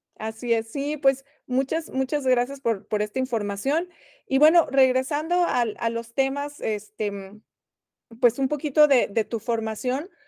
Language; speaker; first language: Spanish; native; Spanish